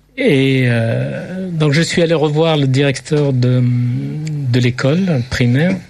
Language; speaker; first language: French; early bilingual, other home language; Arabic